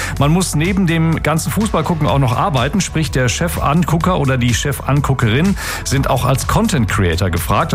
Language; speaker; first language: German; native; German